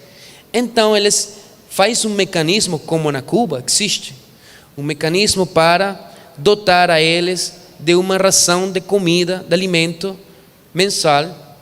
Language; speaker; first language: Portuguese; non-native, fluent; Spanish